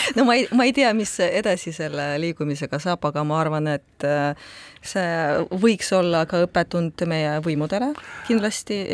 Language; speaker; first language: Estonian; non-native, local second language; Russian